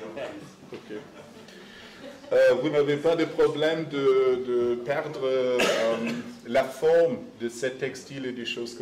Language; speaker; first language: French; non-native, fluent; German